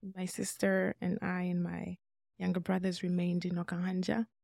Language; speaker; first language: English; non-native, local second language; Swahili